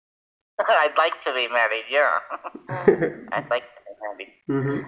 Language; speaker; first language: English; native; English